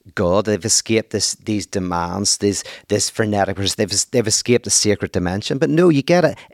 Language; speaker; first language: English; native; English